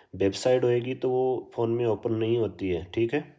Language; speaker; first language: Hindi; native; Hindi